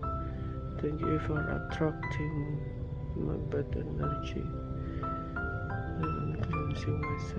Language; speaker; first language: English; non-native, learner; Indonesian